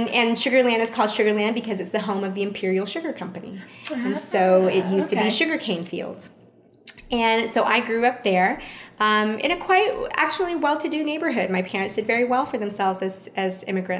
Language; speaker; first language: English; early bilingual, other home language; Vietnamese